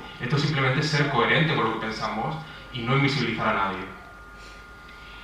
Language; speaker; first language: Spanish; native; Spanish